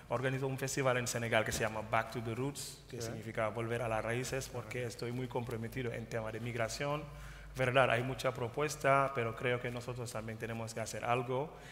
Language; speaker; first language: Spanish; non-native, fluent; Wolof